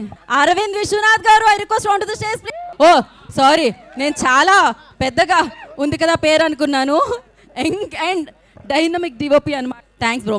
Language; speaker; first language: Telugu; native; Telugu